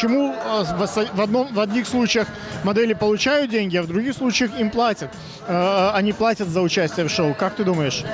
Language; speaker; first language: Russian; native; Russian